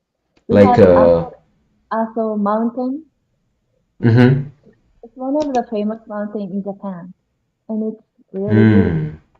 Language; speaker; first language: English; non-native, learner; Japanese